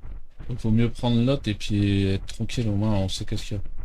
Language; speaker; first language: French; native; French